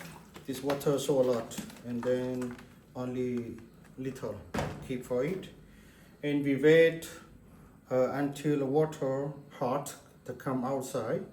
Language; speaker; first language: English; non-native, learner; Khmer